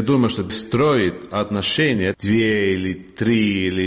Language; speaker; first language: Russian; non-native, learner; Estonian